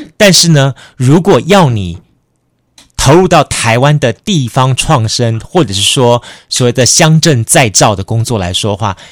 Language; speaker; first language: Chinese; native; Chinese